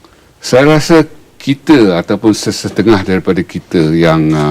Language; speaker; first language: Malay; native; Malay